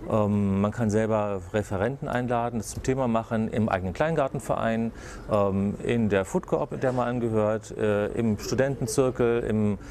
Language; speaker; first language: German; native; German